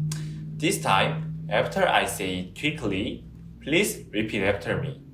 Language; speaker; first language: English; non-native, fluent; Korean